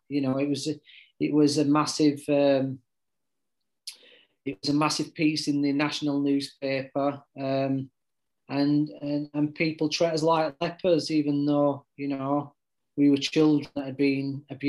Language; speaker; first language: English; native; English